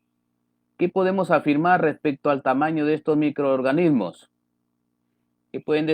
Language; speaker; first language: Spanish; native; Spanish